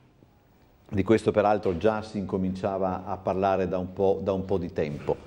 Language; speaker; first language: Italian; native; Italian